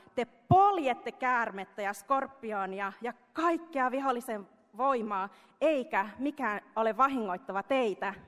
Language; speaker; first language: Finnish; early bilingual, heritage; Finnish